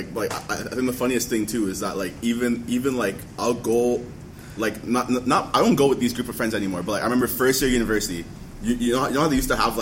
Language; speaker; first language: English; native; English